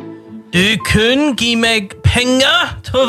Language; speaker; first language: Norwegian; non-native, learner; English